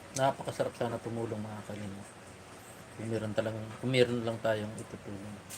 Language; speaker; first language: Filipino; non-native, local second language; Bikol